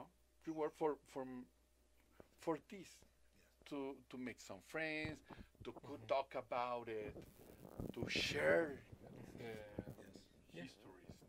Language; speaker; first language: English; non-native, learner; Spanish